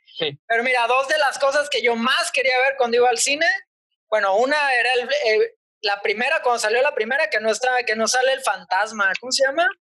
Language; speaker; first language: Spanish; native; Spanish